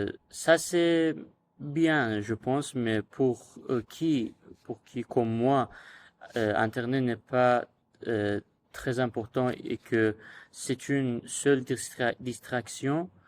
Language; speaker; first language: French; non-native, learner; Persian